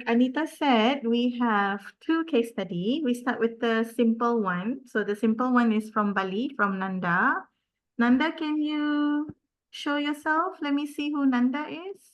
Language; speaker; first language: English; non-native, local second language; Malay